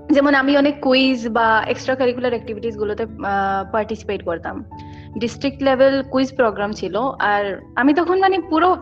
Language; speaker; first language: Bangla; non-native, local second language; Assamese